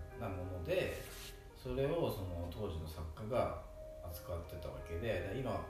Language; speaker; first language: Japanese; native; Japanese